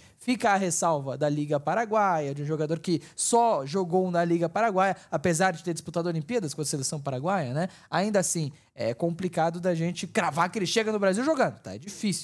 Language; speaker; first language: Portuguese; native; Portuguese